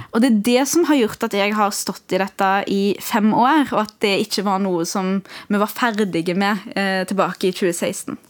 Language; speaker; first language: Norwegian; early bilingual, other home language; Arabic